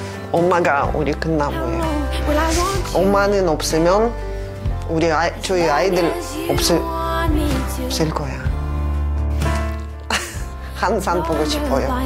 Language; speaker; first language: Korean; non-native, learner; Russian